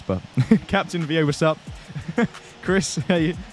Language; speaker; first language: English; native; English